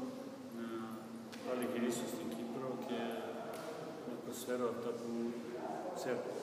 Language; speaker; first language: Greek; non-native, learner; Serbian